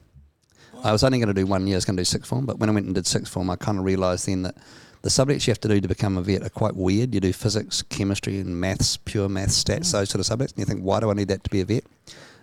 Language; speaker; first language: English; native; English